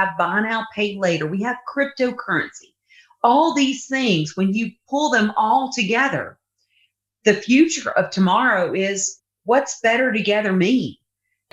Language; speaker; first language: English; native; English